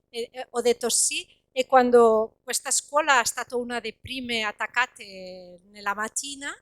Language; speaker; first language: Italian; non-native, fluent; Catalan